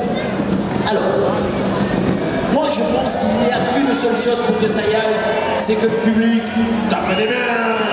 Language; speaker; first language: French; native; French